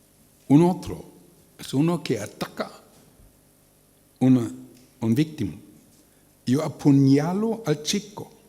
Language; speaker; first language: Spanish; non-native, learner; German